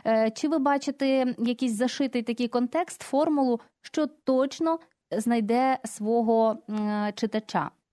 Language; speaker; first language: Ukrainian; native; Ukrainian